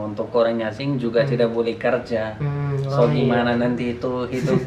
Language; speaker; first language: Indonesian; non-native, learner; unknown